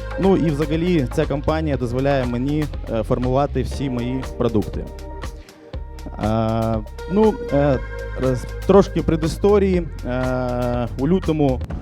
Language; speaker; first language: Ukrainian; non-native, local second language; Russian